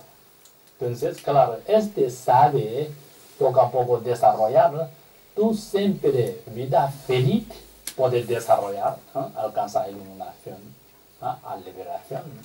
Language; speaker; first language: Spanish; non-native, learner; Tibetan